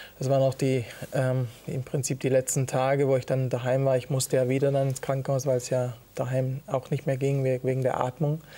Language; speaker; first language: German; early bilingual, other home language; Italian